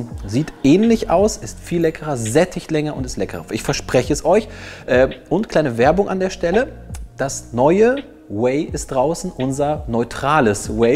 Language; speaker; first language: German; native; German